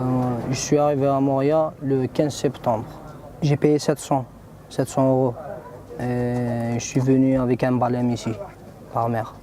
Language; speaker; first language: French; non-native, local second language; Berber languages